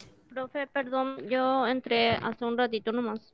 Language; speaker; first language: Spanish; native; Spanish